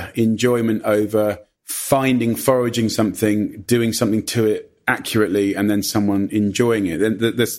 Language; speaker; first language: English; native; English